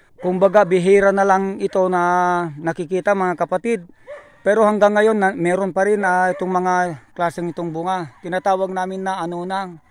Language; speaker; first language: Filipino; non-native, local second language; Iloko